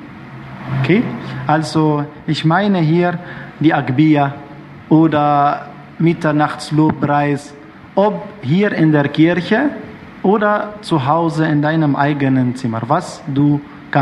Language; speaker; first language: German; non-native, fluent; Arabic